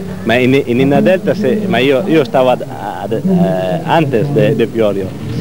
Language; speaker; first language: Spanish; non-native, learner; Italian